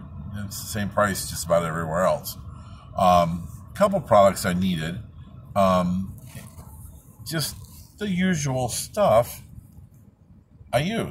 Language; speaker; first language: English; native; English